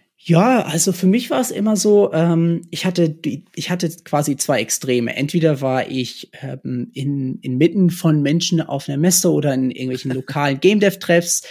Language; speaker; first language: German; early bilingual, other home language; English